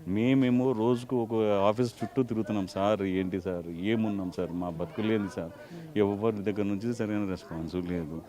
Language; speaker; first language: Telugu; native; Telugu